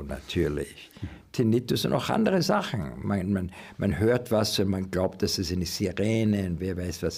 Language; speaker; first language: German; non-native, learner; English